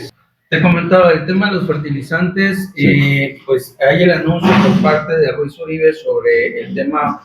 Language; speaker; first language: Spanish; native; Spanish